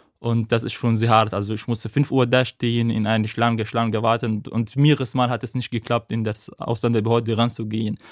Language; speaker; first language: German; non-native, fluent; Arabic